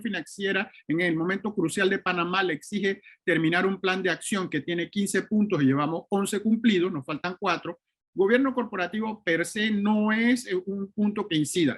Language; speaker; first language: Spanish; native; Spanish